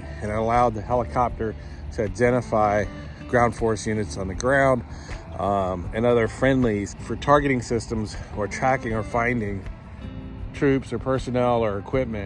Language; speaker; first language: English; native; English